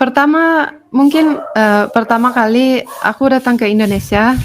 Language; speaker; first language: Indonesian; non-native, fluent; Finnish